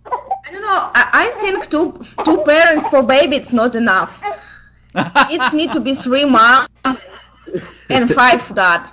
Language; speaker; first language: English; non-native, learner; Ukrainian